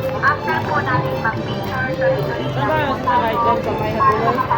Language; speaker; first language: Filipino; non-native, local second language; Cebuano